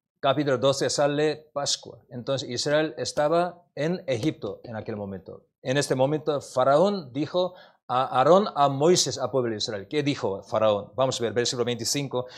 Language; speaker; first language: Spanish; non-native, learner; Korean